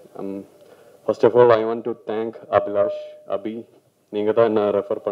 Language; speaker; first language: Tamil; non-native, learner; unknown